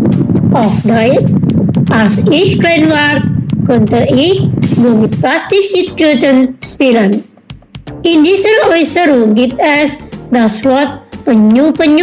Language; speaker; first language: German; non-native, learner; Indonesian